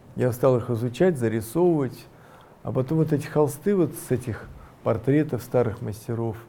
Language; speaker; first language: Russian; native; Russian